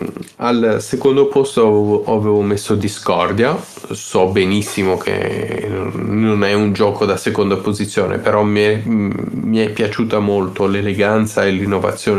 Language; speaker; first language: Italian; native; Italian